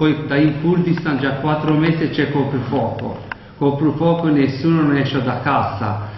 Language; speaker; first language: Italian; non-native, learner; Kurdish